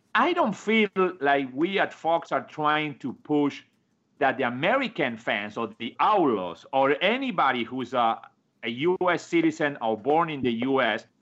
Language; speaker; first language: English; non-native, fluent; Spanish